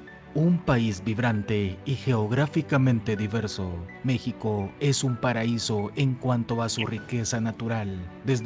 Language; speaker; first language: Spanish; non-native, fluent; Portuguese